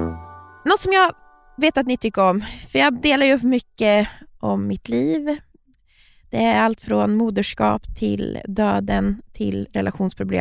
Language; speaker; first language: Swedish; native; Swedish